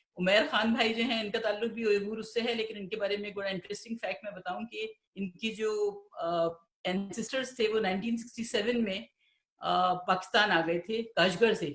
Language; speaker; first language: Urdu; native; Urdu